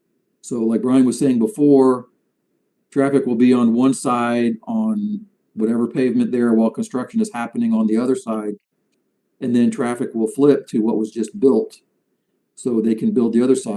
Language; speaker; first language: English; native; English